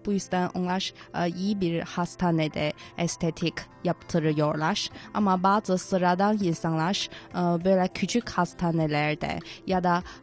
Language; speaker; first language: Turkish; non-native, learner; Chinese